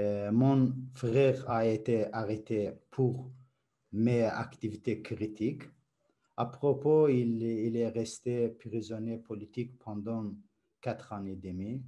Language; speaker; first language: French; non-native, learner; Azerbaijani